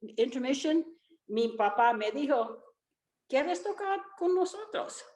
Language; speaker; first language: Spanish; early bilingual, other home language; Italian